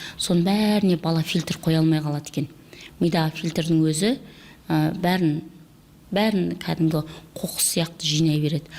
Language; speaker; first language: Kazakh; native; Kazakh